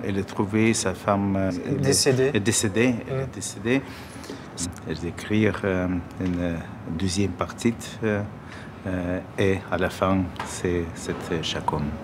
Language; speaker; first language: French; non-native, learner; Russian